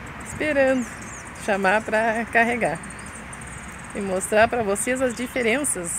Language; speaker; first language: Portuguese; native; Portuguese